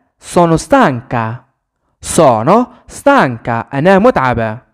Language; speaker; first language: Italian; non-native, fluent; Arabic